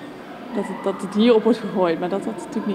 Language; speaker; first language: Dutch; native; Dutch